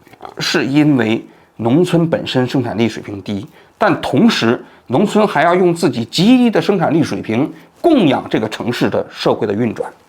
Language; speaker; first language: Chinese; native; Chinese